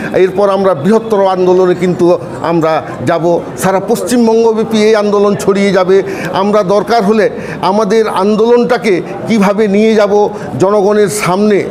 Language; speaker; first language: Bangla; non-native, local second language; Santali